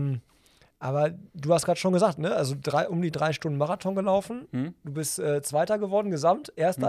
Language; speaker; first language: German; native; German